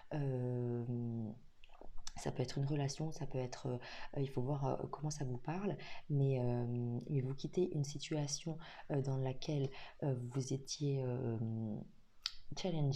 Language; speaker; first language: French; native; French